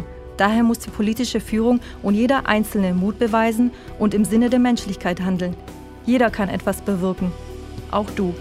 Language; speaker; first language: German; native; German